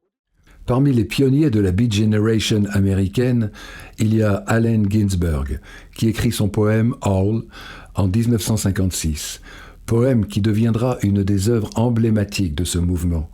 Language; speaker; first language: French; native; French